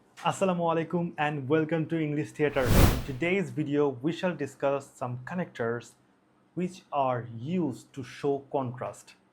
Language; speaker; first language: English; non-native, local second language; Bangla